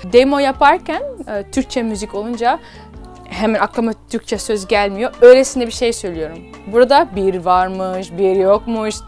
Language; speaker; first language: Turkish; early bilingual, heritage; Turkish